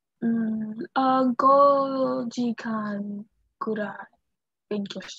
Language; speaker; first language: Japanese; non-native, learner; English